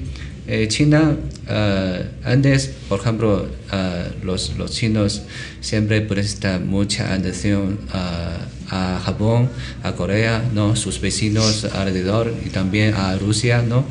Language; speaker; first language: Spanish; non-native, learner; Chinese